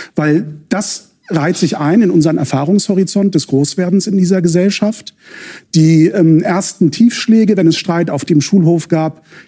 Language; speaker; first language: German; early bilingual, other home language; Turkish